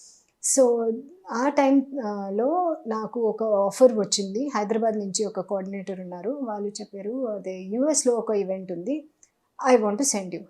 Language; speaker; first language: Telugu; non-native, local second language; Hindi